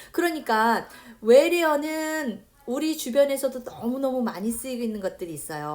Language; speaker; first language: Korean; native; Korean